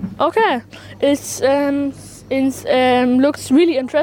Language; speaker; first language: English; non-native, learner; German